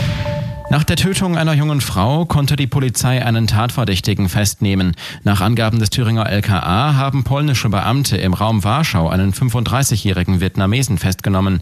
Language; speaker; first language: German; native; German